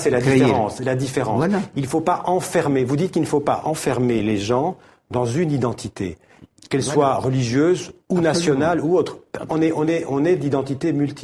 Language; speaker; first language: French; native; French